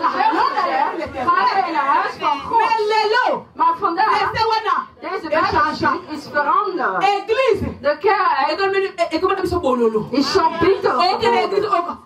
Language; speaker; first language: Dutch; non-native, fluent; Lingala